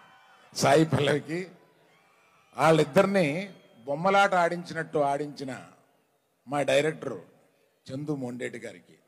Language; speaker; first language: Telugu; native; Telugu